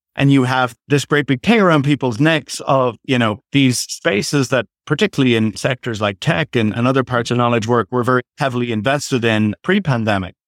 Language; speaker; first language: English; native; English